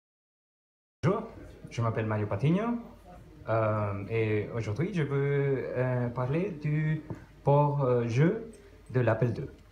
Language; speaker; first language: French; non-native, fluent; Spanish